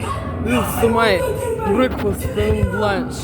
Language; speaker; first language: English; non-native, learner; Russian